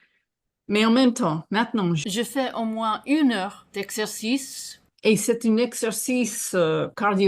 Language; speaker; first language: French; non-native, fluent; English